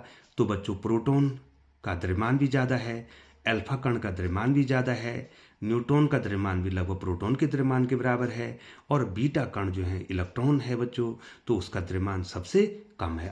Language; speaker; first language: Hindi; native; Hindi